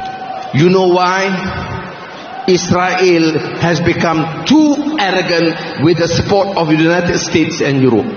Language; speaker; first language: English; non-native, local second language; Malay